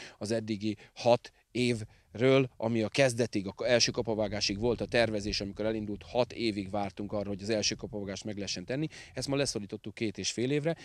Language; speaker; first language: Hungarian; native; Hungarian